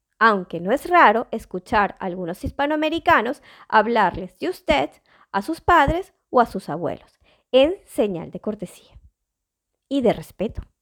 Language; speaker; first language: Spanish; native; Spanish